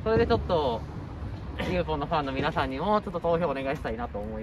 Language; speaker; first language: Japanese; native; Japanese